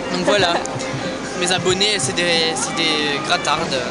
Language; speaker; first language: French; native; French